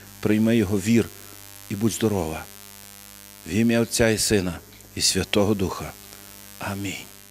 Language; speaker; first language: Ukrainian; native; Ukrainian